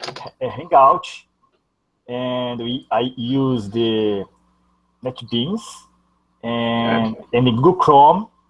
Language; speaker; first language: English; non-native, learner; Portuguese